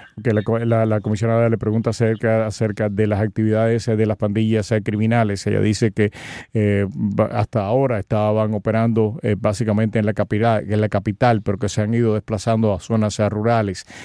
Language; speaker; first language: Spanish; native; Spanish